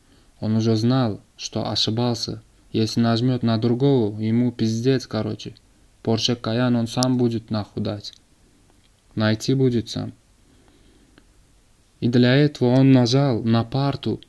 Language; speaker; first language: Russian; non-native, learner; Turkmen